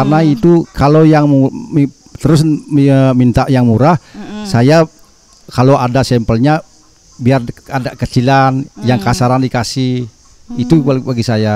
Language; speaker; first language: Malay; non-native, local second language; Balinese